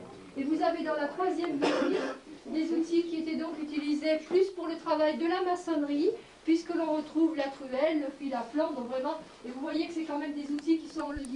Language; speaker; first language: French; native; French